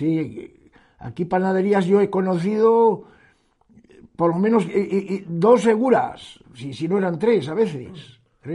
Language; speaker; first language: Spanish; native; Spanish